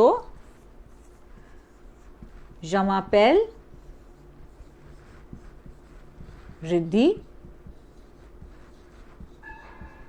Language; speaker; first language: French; non-native, fluent; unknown